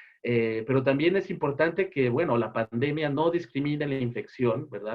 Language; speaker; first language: Spanish; native; Spanish